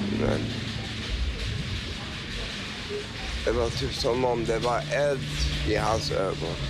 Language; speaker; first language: Swedish; non-native, fluent; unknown